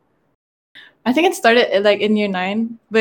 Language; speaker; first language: English; non-native, fluent; Malay